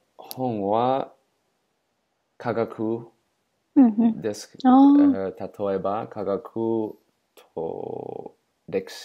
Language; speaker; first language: Japanese; non-native, learner; English